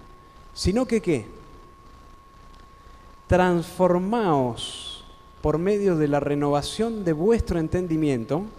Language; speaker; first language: Spanish; native; Spanish